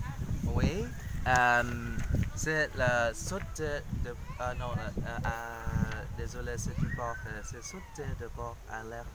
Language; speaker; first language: French; non-native, learner; Vietnamese